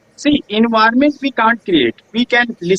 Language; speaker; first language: English; non-native, learner; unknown